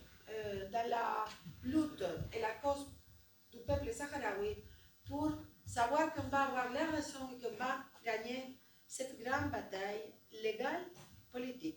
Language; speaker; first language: French; non-native, fluent; Spanish